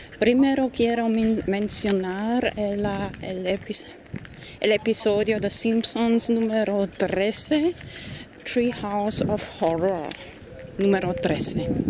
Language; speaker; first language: Spanish; non-native, fluent; German